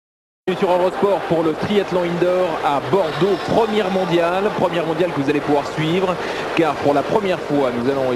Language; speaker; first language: French; native; French